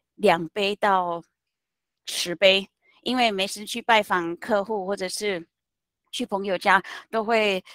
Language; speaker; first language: Chinese; non-native, fluent; Hindi